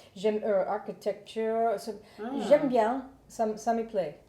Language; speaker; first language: French; non-native, learner; English